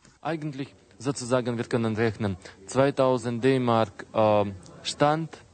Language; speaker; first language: German; non-native, fluent; Russian